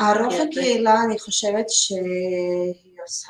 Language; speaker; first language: Hebrew; non-native, learner; Russian